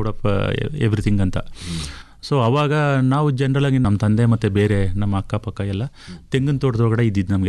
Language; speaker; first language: Kannada; native; Kannada